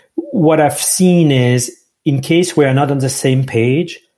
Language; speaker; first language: English; non-native, fluent; French